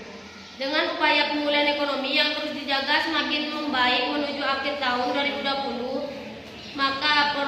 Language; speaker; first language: Indonesian; native; Indonesian